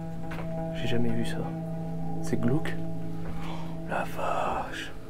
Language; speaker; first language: French; native; French